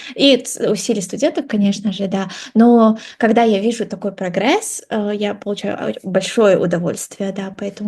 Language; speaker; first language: Russian; non-native, local second language; Kazakh